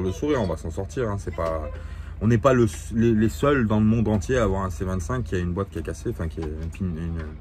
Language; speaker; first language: French; native; French